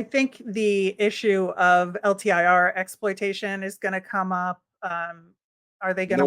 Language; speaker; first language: English; native; English